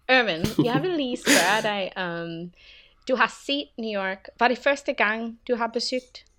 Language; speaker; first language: Danish; non-native, fluent; English